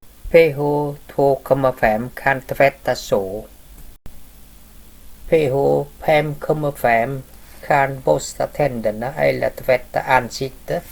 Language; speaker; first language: Swedish; non-native, learner; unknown